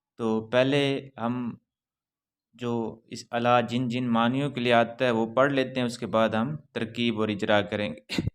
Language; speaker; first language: Urdu; non-native, local second language; Punjabi